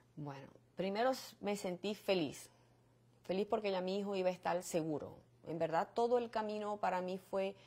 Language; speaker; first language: Spanish; native; Spanish